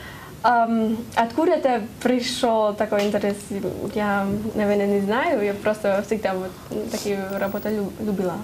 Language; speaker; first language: Russian; non-native, learner; German